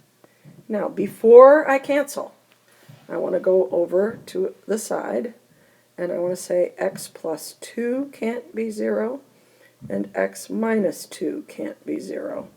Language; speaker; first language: English; native; English